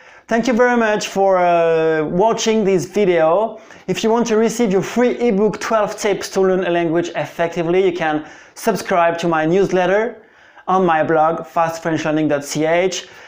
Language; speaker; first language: English; non-native, fluent; French